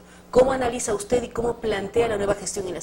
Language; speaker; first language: Spanish; native; Spanish